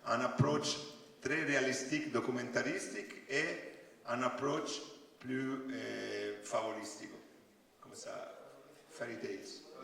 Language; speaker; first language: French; non-native, learner; Italian